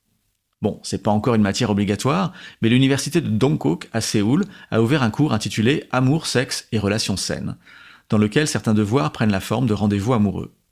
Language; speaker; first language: French; native; French